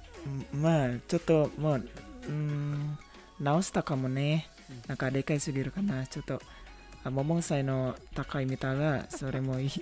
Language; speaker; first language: Japanese; non-native, learner; Indonesian